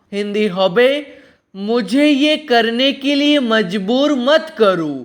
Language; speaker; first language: Hindi; non-native, local second language; Bangla